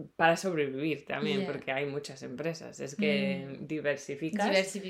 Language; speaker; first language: Spanish; non-native, fluent; English